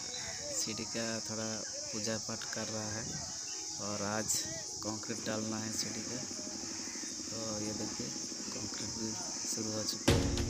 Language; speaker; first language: Hindi; non-native, local second language; Odia